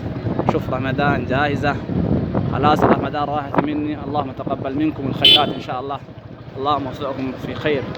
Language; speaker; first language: Arabic; non-native, learner; Oromo